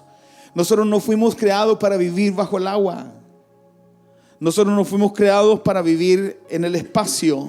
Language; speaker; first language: Spanish; native; Spanish